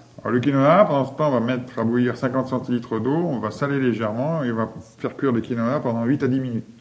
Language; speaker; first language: French; native; French